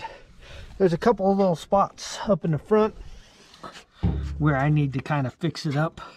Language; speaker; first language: English; native; English